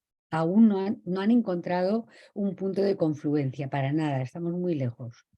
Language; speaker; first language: Spanish; native; Spanish